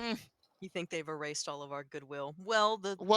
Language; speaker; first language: English; native; English